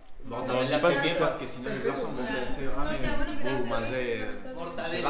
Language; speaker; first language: French; non-native, learner; Spanish